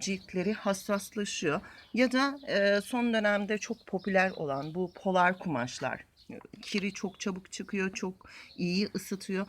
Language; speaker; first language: Turkish; native; Turkish